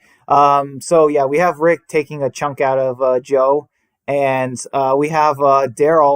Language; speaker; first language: English; native; English